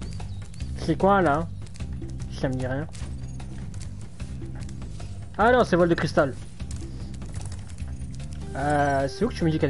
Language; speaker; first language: French; native; French